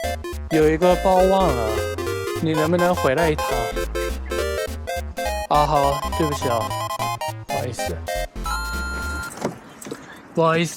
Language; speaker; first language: Chinese; non-native, fluent; Japanese